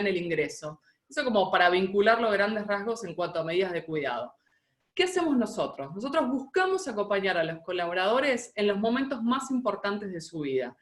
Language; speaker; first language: Spanish; native; Spanish